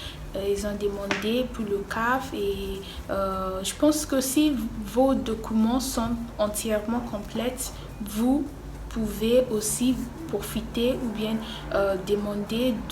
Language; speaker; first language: French; non-native, learner; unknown